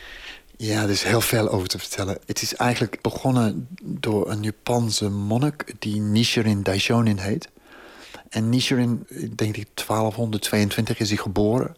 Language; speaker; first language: Dutch; non-native, fluent; English